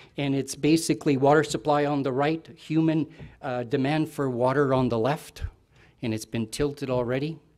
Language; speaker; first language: English; native; English